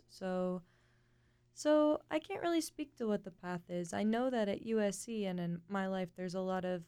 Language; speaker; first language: English; native; English